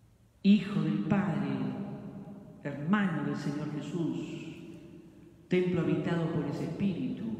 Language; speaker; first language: Spanish; native; Spanish